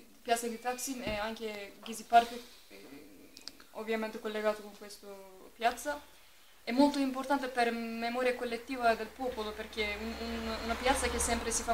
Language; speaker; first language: Italian; non-native, fluent; Turkish